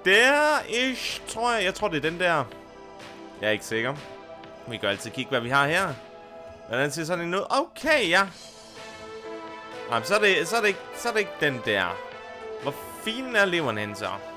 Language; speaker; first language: Danish; native; Danish